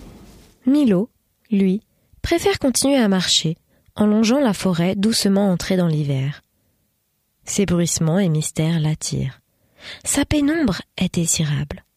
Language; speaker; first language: French; native; French